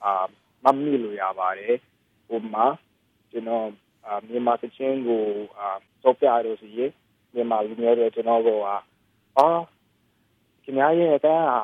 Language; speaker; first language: Burmese; non-native, learner; English